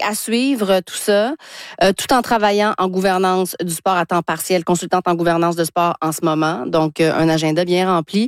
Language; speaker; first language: French; native; French